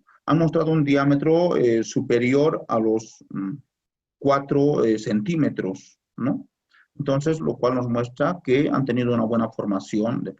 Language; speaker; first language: Spanish; native; Spanish